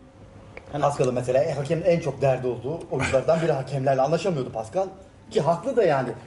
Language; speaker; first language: Turkish; native; Turkish